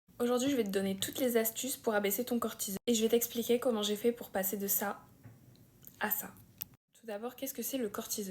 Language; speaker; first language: French; native; French